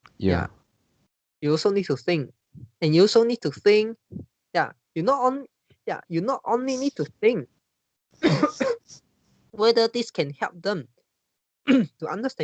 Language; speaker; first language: English; non-native, fluent; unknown